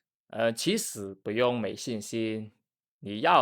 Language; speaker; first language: Chinese; non-native, fluent; Khmer